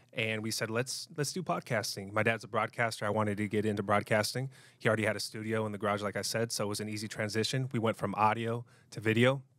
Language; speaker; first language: English; native; English